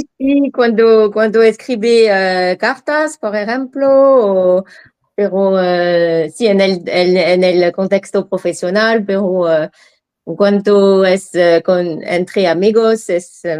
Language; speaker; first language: Spanish; non-native, learner; French